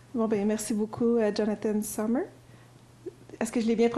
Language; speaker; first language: French; native; French